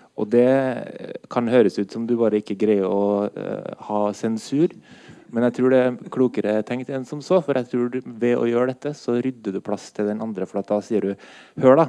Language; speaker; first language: Norwegian; native; Norwegian